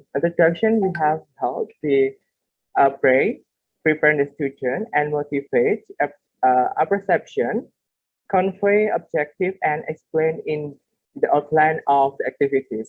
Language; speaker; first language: English; non-native, learner; Indonesian